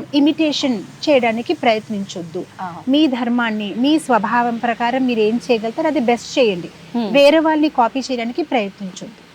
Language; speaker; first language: Telugu; non-native, fluent; Gujarati